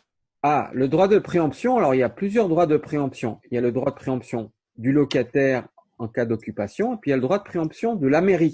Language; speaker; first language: French; native; French